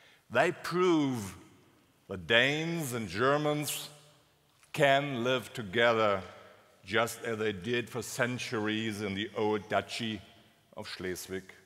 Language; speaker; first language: English; non-native, fluent; German